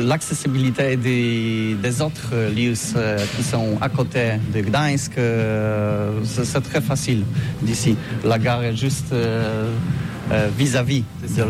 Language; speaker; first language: French; non-native, learner; Polish